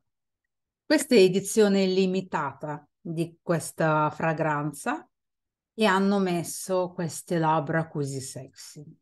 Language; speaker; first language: Italian; non-native, fluent; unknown